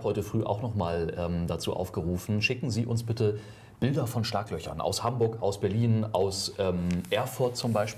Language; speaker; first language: German; native; German